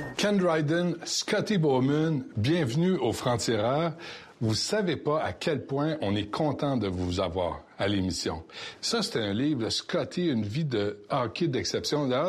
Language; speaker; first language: French; native; French